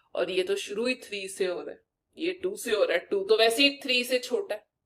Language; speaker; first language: Hindi; non-native, local second language; Punjabi